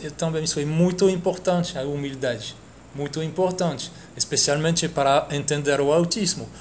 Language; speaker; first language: Portuguese; non-native, fluent; French